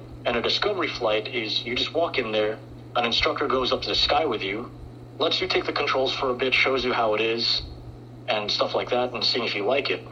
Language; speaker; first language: English; early bilingual, other home language; Filipino